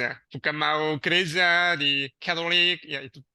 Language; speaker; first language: Indonesian; non-native, learner; Korean